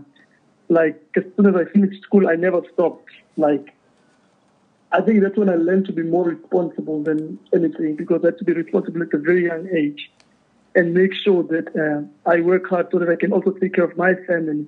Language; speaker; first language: English; non-native, local second language; Zulu